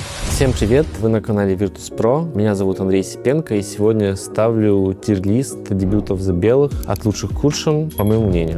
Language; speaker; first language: Russian; native; Russian